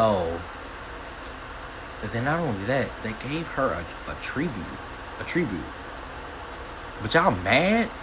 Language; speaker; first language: English; native; English